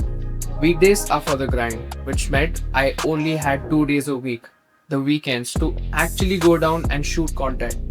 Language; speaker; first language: English; non-native, local second language; Hindi